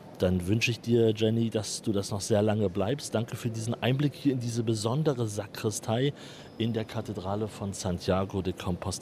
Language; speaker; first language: German; native; German